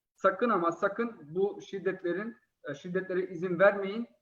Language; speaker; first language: Turkish; early bilingual, heritage; Turkish